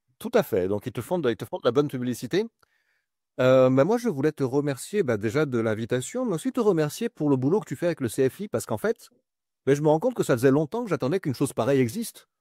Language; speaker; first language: French; native; French